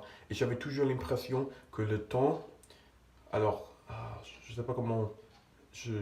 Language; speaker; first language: French; non-native, fluent; English